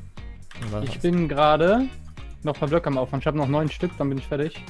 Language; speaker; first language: German; native; German